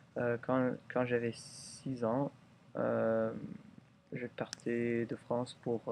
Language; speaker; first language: French; early bilingual, other home language; English